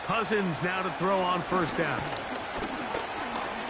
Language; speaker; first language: English; native; English